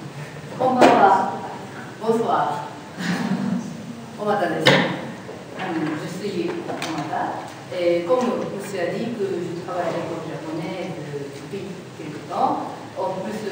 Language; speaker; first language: French; non-native, learner; Japanese